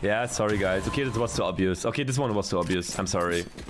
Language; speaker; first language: English; non-native, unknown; German